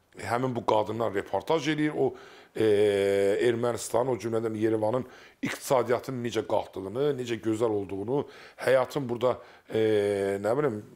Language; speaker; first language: Azerbaijani; non-native, local second language; Talysh